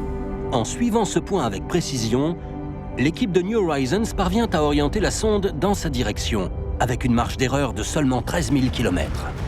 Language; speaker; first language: French; native; French